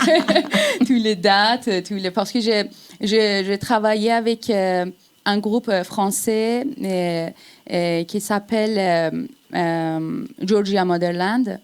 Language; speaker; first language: French; non-native, fluent; Persian